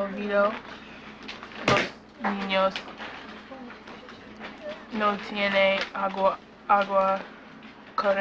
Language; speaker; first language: Spanish; non-native, learner; English